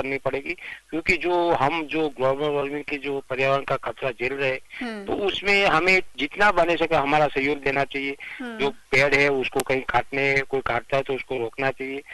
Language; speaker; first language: Hindi; non-native, local second language; Gujarati